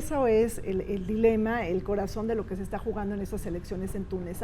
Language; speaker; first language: Spanish; native; Spanish